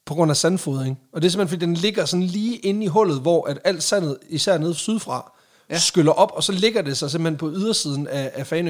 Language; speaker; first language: Danish; native; Danish